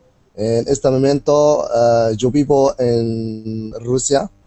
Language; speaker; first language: Spanish; non-native, learner; Arabic